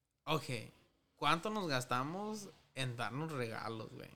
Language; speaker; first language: Spanish; early bilingual, heritage; Spanish